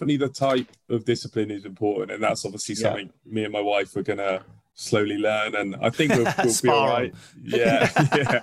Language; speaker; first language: English; native; English